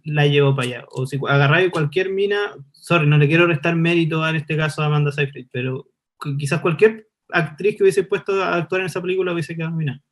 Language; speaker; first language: Spanish; native; Spanish